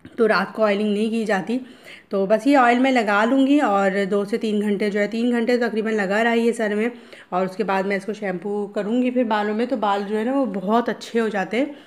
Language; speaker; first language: Hindi; native; Hindi